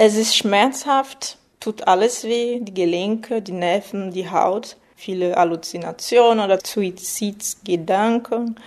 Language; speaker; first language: German; non-native, fluent; Portuguese